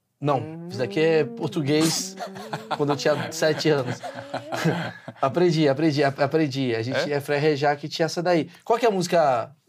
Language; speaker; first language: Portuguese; native; Portuguese